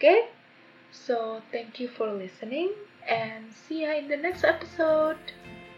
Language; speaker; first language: English; non-native, fluent; Indonesian